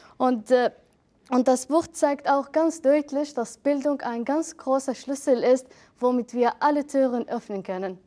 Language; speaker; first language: German; non-native, fluent; Arabic